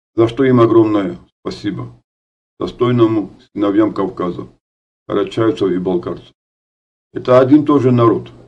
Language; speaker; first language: Russian; non-native, fluent; Georgian